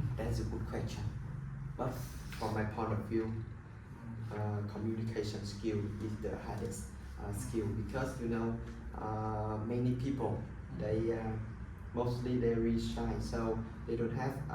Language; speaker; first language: English; non-native, learner; Vietnamese